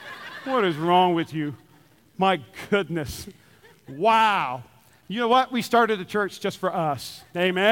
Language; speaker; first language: English; native; English